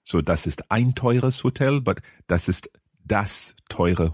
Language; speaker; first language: German; non-native, learner; English